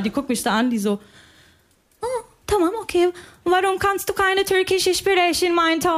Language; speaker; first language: German; early bilingual, other home language; Arabic